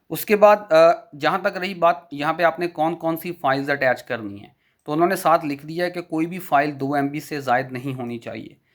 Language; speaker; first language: Urdu; non-native, local second language; Punjabi